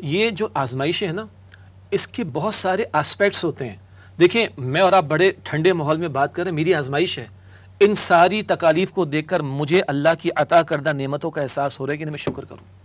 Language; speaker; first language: Urdu; native; Urdu